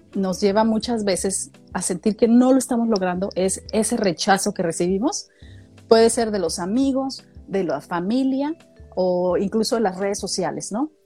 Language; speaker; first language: Spanish; native; Spanish